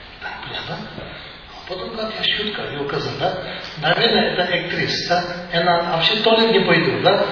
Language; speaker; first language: Russian; non-native, learner; Tibetan